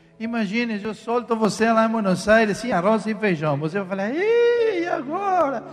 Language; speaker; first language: Portuguese; non-native, fluent; Spanish